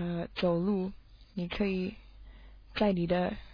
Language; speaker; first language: Chinese; non-native, learner; English